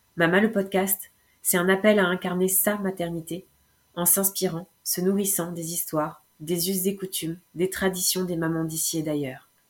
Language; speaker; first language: French; native; French